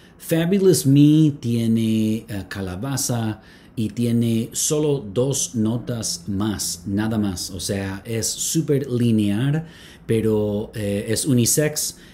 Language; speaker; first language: Spanish; non-native, fluent; English